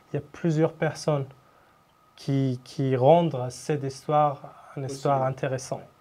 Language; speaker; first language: French; non-native, fluent; Persian